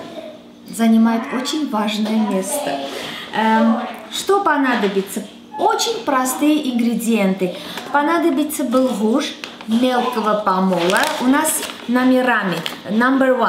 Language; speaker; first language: Russian; non-native, local second language; Armenian